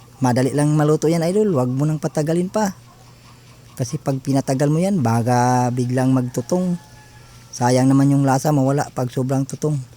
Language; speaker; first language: Filipino; non-native, local second language; Cebuano